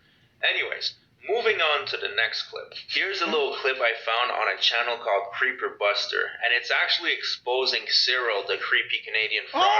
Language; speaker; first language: English; native; English